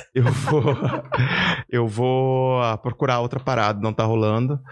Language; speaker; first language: Portuguese; native; Portuguese